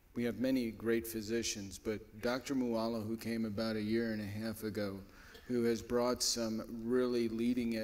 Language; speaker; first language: English; native; English